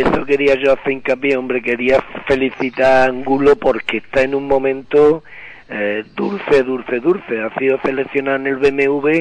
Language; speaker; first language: Spanish; native; Spanish